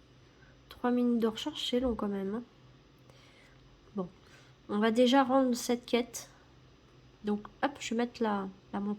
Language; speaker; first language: French; native; French